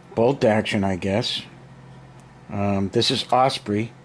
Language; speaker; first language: English; native; English